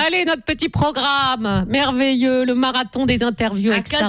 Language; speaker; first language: French; native; French